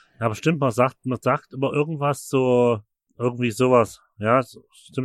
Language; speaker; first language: German; native; German